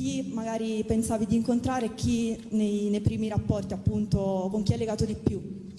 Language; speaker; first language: Italian; native; Italian